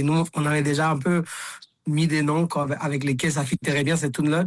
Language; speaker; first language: French; native; French